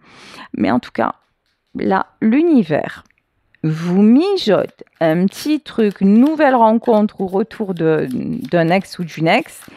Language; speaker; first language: French; native; French